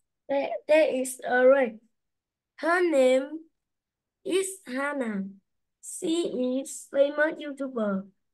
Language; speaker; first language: English; non-native, learner; Vietnamese